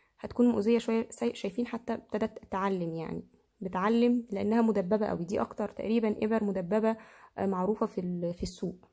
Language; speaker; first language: Arabic; native; Arabic